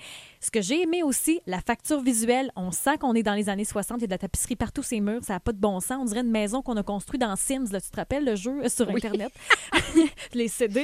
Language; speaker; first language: French; native; French